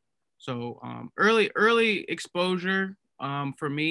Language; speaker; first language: English; native; English